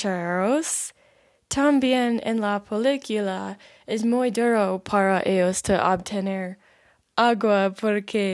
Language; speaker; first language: Spanish; non-native, learner; English